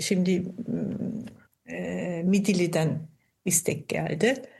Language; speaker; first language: Turkish; non-native, fluent; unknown